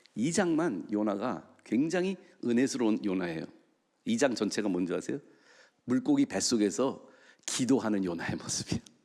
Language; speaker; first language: Korean; early bilingual, heritage; Korean